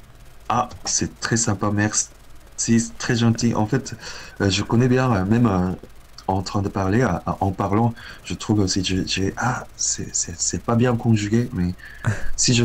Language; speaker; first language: French; non-native, learner; Korean